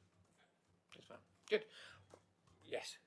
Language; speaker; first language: English; native; English